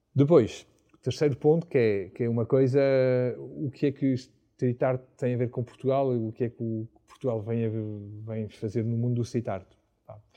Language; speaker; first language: Portuguese; non-native, fluent; French